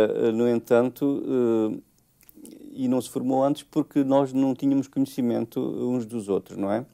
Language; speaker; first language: Portuguese; native; Portuguese